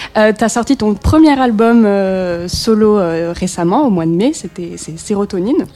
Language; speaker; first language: French; native; French